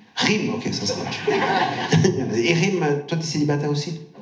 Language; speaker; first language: French; non-native, local second language; Punjabi